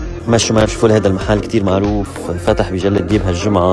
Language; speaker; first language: Arabic; native; Arabic